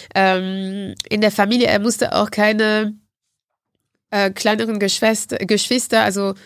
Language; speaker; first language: German; non-native, fluent; French